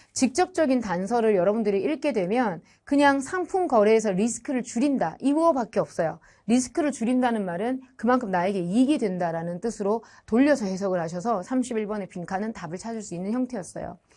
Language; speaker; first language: Korean; native; Korean